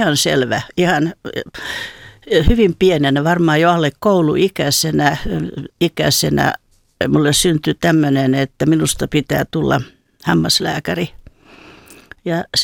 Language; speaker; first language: Finnish; native; Finnish